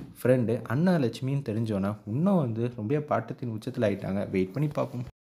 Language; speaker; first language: Tamil; native; Tamil